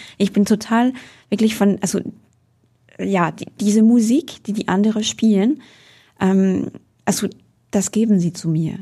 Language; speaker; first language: German; non-native, fluent; French